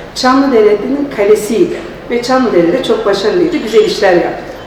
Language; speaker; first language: Turkish; native; Turkish